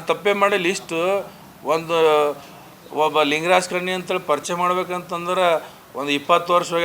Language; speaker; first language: Kannada; native; Kannada